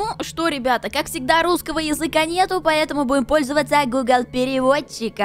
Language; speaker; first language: Russian; native; Russian